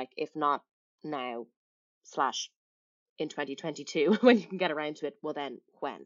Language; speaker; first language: English; native; English